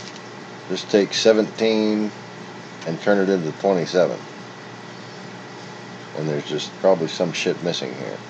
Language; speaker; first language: English; native; English